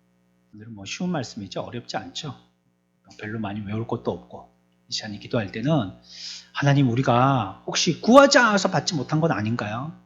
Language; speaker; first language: Korean; native; Korean